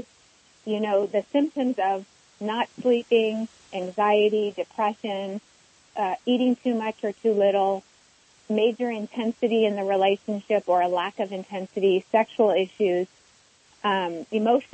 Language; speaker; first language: English; native; English